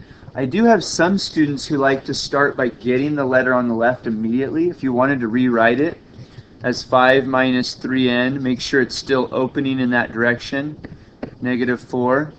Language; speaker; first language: English; native; English